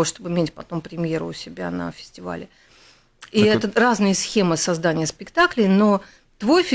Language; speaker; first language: Russian; native; Russian